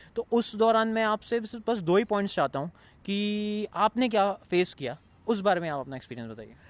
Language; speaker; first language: Hindi; native; Hindi